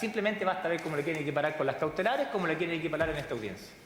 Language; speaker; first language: Spanish; native; Spanish